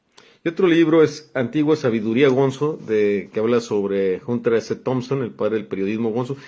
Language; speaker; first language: Spanish; native; Spanish